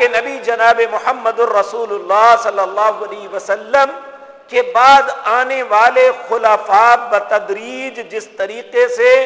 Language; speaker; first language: Urdu; non-native, local second language; Punjabi